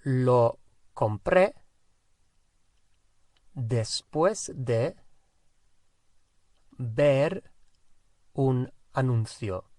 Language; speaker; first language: Spanish; non-native, fluent; English